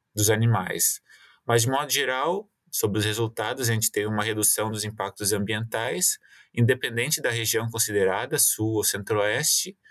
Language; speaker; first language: Portuguese; native; Portuguese